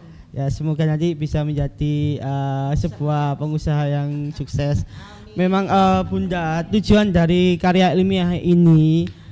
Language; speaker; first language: Indonesian; native; Indonesian